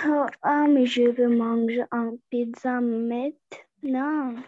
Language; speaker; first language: French; non-native, learner; Russian